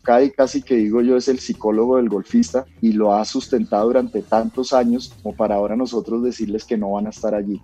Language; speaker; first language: Spanish; native; Spanish